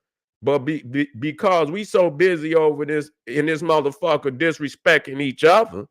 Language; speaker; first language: English; native; English